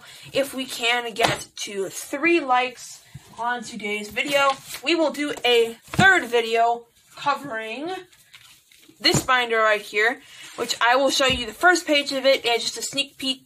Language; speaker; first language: English; native; English